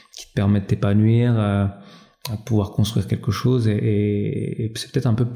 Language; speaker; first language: French; early bilingual, other home language; Albanian